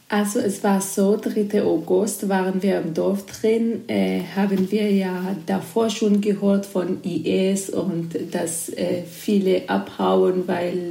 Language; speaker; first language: German; non-native, fluent; Kurdish